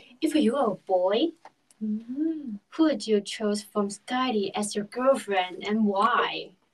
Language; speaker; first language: English; non-native, learner; Korean